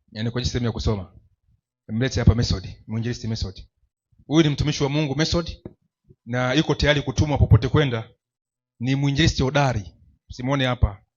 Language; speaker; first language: Swahili; native; Swahili